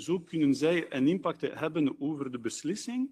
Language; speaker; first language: Dutch; non-native, local second language; French